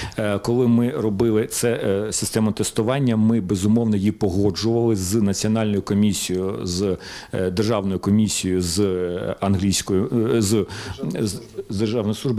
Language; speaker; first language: Ukrainian; native; Ukrainian